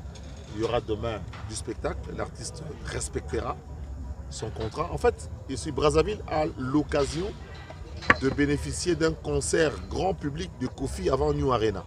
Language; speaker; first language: French; non-native, local second language; Lingala